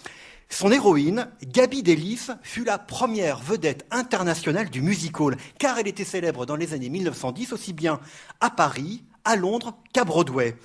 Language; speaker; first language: French; native; French